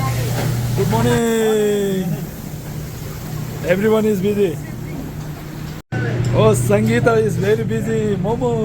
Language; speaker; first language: English; non-native, learner; Tibetan